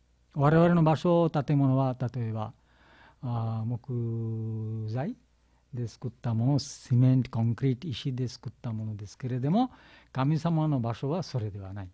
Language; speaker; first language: Japanese; non-native, learner; Bangla